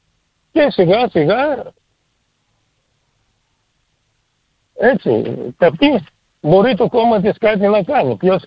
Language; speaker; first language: Greek; early bilingual, heritage; Greek